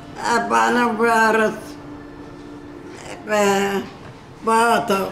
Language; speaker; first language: Hebrew; non-native, learner; Arabic